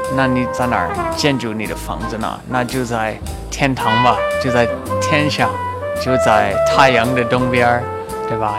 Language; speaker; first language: Chinese; non-native, fluent; English